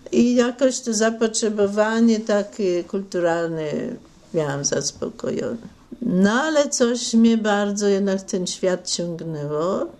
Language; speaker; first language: Polish; non-native, local second language; German